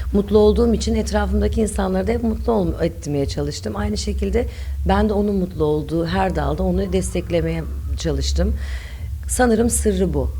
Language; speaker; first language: Turkish; early bilingual, other home language; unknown